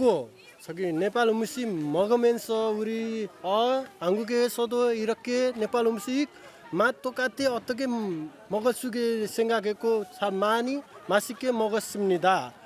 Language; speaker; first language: Korean; non-native, learner; Nepali